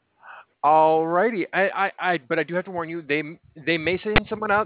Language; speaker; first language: English; native; English